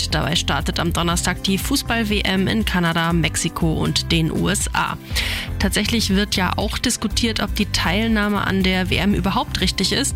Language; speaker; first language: German; native; German